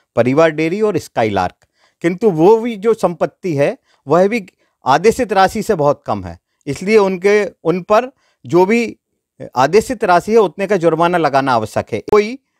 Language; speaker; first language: Hindi; native; Hindi